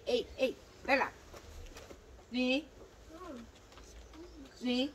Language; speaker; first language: Dutch; native; Dutch